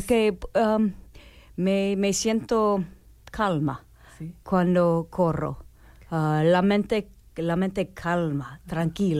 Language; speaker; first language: Spanish; non-native, learner; English